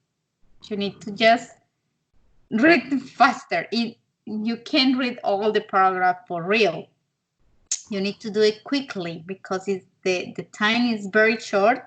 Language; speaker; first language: English; non-native, learner; Spanish